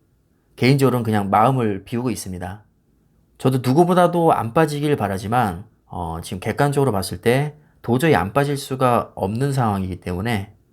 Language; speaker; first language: Korean; native; Korean